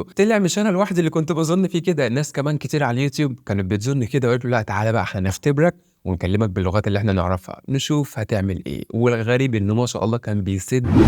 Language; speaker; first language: Arabic; native; Arabic